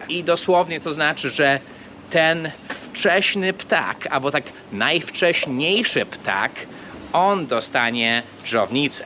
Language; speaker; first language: Polish; non-native, fluent; English